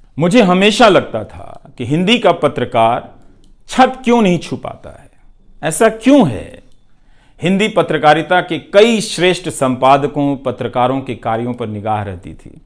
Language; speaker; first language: Hindi; non-native, local second language; Bhojpuri